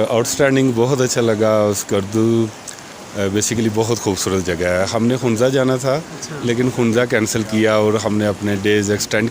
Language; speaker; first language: Hindi; non-native, local second language; Punjabi